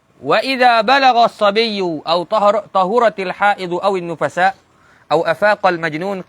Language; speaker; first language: Arabic; non-native, fluent; Malay